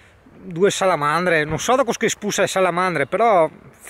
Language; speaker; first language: Italian; native; Italian